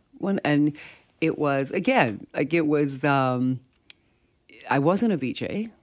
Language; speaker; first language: English; early bilingual, other home language; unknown